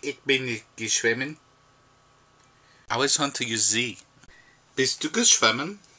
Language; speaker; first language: German; non-native, learner; English